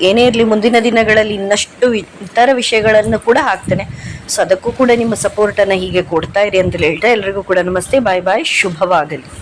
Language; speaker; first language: Kannada; non-native, local second language; Konkani